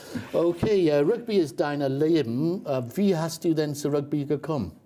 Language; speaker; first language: German; non-native, fluent; English